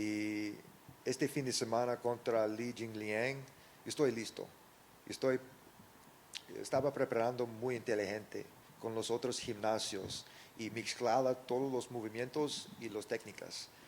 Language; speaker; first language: Spanish; early bilingual, heritage; English